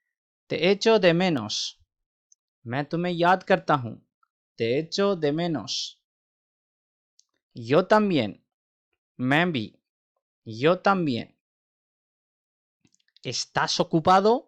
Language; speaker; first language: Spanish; non-native, fluent; Urdu